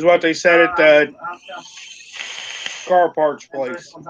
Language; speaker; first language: English; native; English